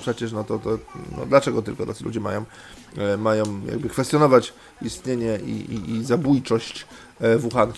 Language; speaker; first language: Polish; native; Polish